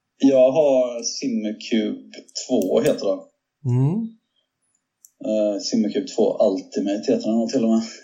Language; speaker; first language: Swedish; native; Swedish